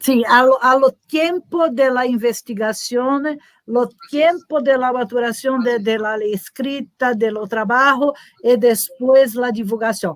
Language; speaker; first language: Spanish; non-native, learner; Portuguese